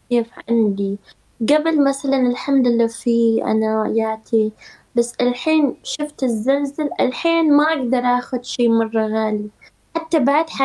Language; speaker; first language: Arabic; non-native, learner; Turkish